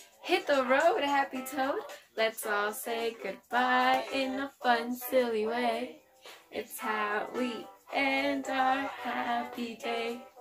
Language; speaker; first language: English; non-native, fluent; Spanish